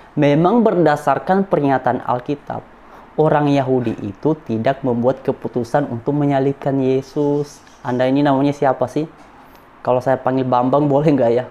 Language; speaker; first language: Indonesian; non-native, local second language; Nias